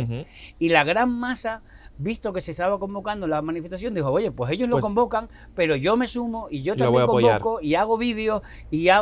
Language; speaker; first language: Spanish; native; Spanish